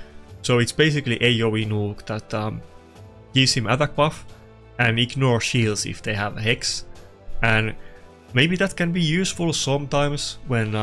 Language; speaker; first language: English; non-native, fluent; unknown